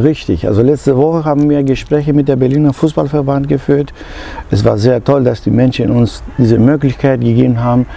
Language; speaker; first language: German; non-native, fluent; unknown